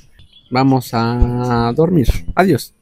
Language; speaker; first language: Spanish; native; Spanish